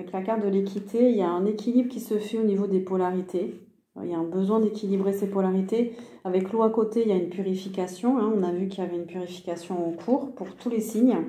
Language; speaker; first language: French; native; French